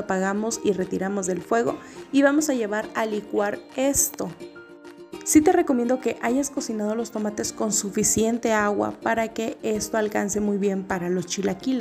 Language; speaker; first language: Spanish; native; Spanish